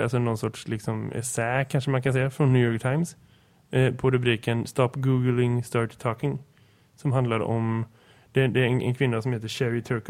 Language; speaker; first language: Swedish; native; Swedish